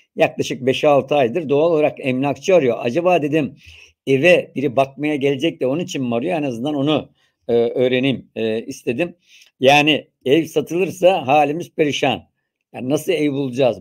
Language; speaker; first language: Turkish; native; Turkish